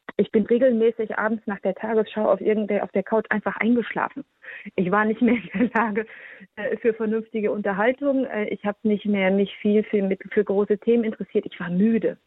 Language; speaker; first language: German; early bilingual, heritage; German